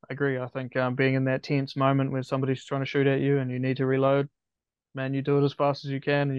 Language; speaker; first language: English; native; English